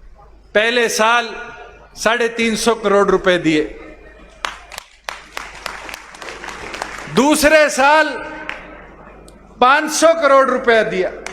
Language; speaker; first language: Hindi; native; Hindi